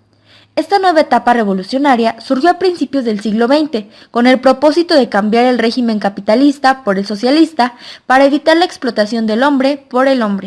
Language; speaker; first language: Spanish; native; Spanish